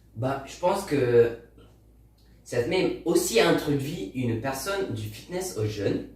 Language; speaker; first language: French; non-native, learner; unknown